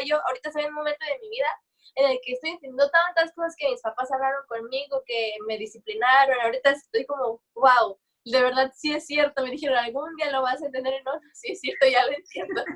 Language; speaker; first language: Spanish; native; Spanish